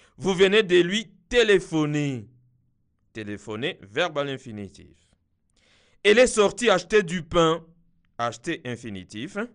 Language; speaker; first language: French; non-native, local second language; Kinyarwanda